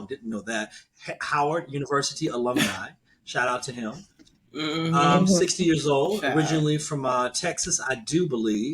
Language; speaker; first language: English; native; English